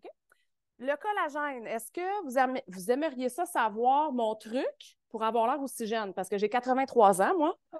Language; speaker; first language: French; native; French